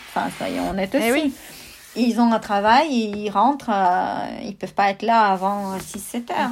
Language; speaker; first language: French; non-native, fluent; Russian